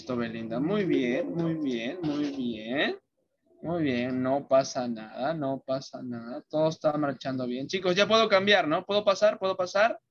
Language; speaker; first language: Spanish; native; Spanish